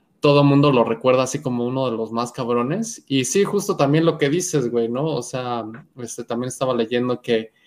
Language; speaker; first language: Spanish; native; Spanish